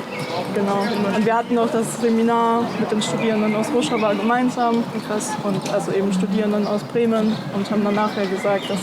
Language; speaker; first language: German; native; German